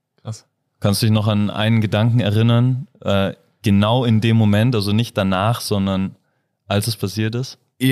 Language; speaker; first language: German; native; German